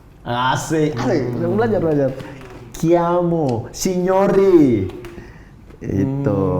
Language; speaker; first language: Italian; non-native, learner; Indonesian